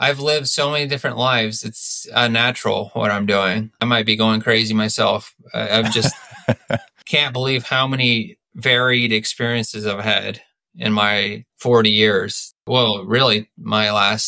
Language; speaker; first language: English; native; English